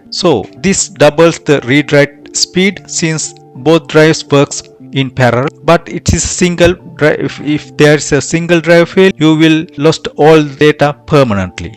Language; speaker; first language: English; non-native, fluent; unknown